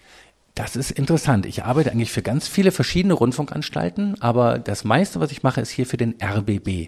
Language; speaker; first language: German; native; German